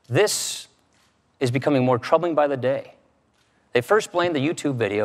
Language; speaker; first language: English; native; English